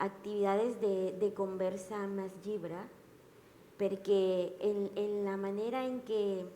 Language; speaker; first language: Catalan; non-native, learner; Spanish